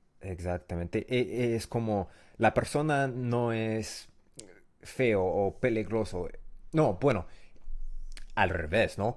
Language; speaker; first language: Spanish; non-native, learner; English